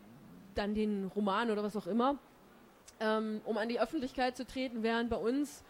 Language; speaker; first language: German; native; German